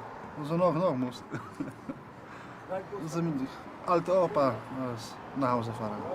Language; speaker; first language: German; non-native, learner; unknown